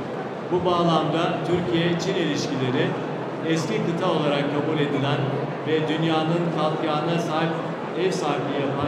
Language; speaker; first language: Turkish; native; Turkish